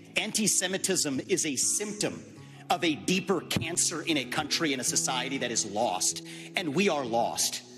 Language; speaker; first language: English; native; English